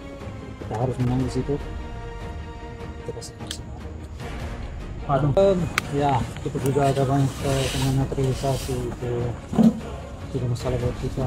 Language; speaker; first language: Indonesian; non-native, fluent; Dutch